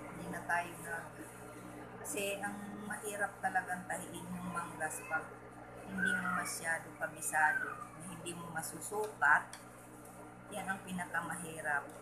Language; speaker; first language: Filipino; non-native, local second language; Waray